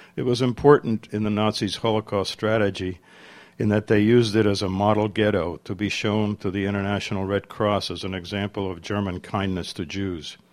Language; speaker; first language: English; early bilingual, other home language; Czech